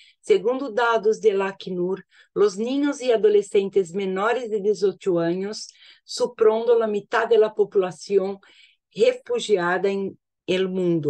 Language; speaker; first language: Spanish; non-native, learner; Portuguese